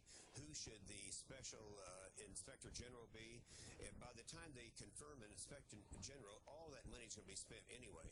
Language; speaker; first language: English; native; English